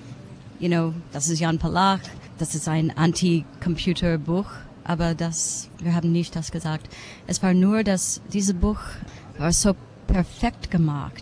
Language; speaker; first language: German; non-native, fluent; English